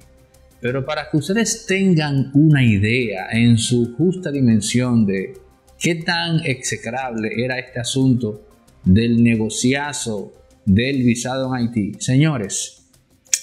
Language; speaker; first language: Spanish; native; Spanish